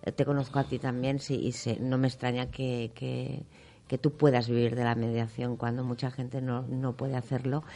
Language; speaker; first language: Spanish; non-native, local second language; Catalan